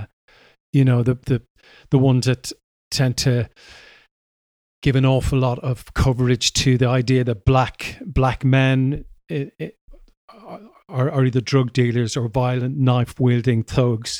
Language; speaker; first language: English; native; English